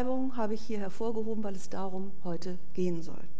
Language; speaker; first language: German; native; German